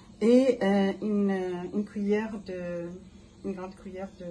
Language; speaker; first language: French; non-native, local second language; Arabic